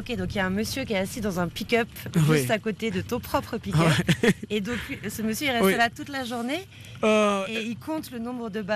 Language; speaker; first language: French; native; French